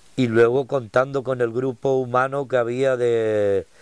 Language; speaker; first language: Spanish; native; Spanish